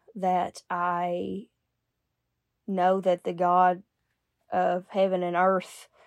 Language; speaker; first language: English; native; English